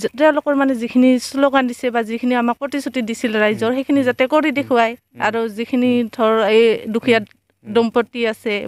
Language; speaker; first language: Assamese; native; Assamese